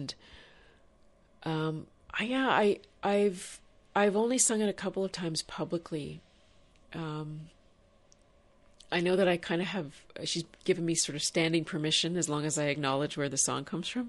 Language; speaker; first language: English; native; English